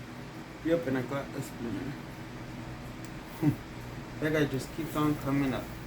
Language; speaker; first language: English; native; English